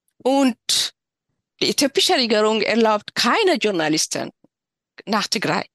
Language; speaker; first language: German; non-native, learner; Tigrinya